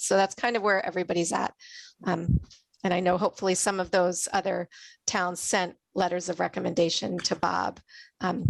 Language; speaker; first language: English; native; English